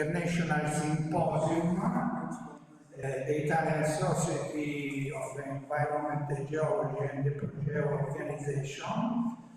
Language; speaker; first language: English; non-native, learner; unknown